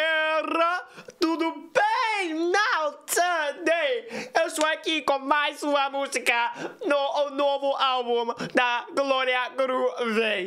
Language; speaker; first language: Portuguese; non-native, learner; English